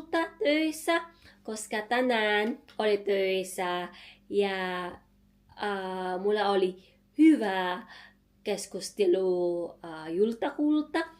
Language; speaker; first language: Finnish; non-native, learner; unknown